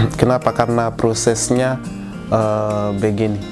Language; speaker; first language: Indonesian; non-native, fluent; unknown